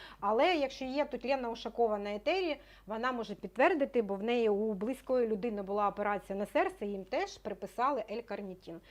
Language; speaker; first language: Ukrainian; native; Ukrainian